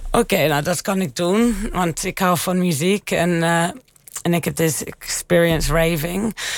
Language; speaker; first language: Dutch; early bilingual, heritage; Dutch